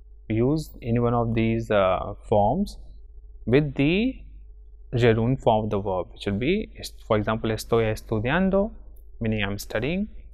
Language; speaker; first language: English; non-native, local second language; Hindi